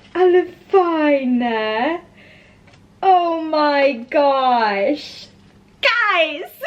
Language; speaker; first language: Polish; early bilingual, heritage; Polish